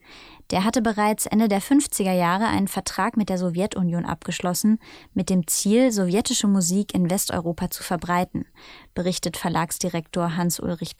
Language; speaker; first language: German; native; German